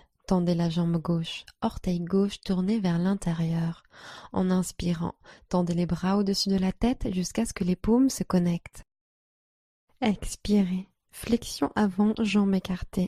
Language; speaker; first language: French; native; French